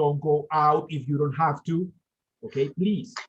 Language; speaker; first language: English; non-native, fluent; Spanish